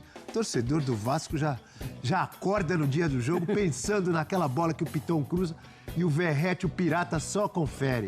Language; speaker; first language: Portuguese; native; Portuguese